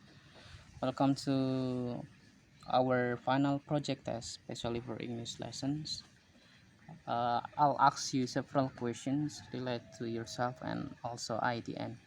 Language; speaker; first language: English; non-native, learner; Indonesian